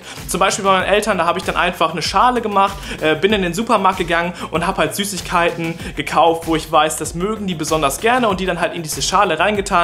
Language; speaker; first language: German; native; German